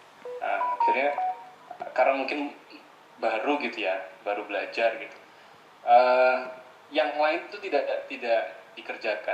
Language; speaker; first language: Malay; native; Malay